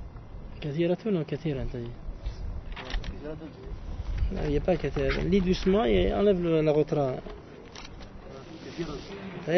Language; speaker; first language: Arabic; non-native, fluent; French